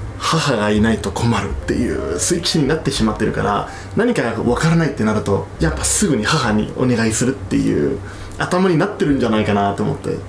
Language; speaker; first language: Japanese; non-native, fluent; Spanish